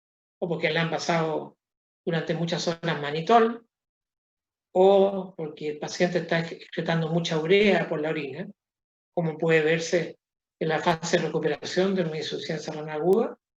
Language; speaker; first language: Spanish; native; Spanish